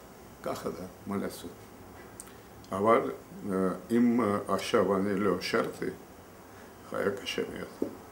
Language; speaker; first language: Hebrew; non-native, learner; Russian